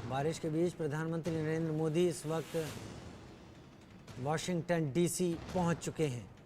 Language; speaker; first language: Hindi; native; Hindi